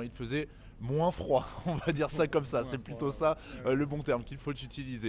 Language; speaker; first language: French; native; French